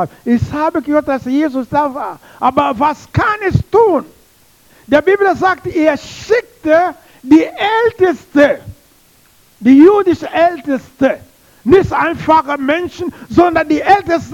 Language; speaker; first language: German; non-native, learner; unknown